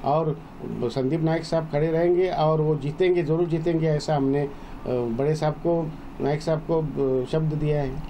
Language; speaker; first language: Hindi; non-native, local second language; Marathi